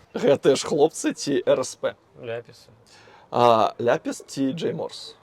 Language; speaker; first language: Belarusian; non-native, local second language; Russian